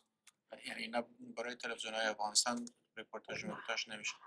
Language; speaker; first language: Persian; non-native, learner; Kurdish